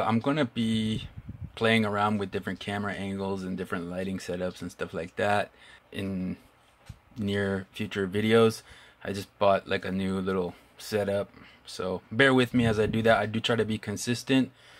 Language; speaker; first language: English; native; English